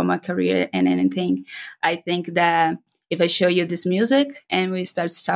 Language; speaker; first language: English; non-native, fluent; Portuguese